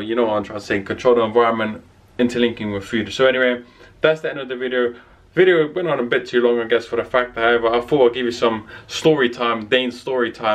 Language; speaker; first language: English; native; English